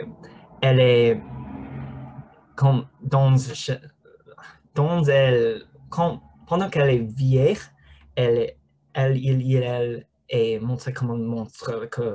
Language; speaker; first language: French; non-native, learner; English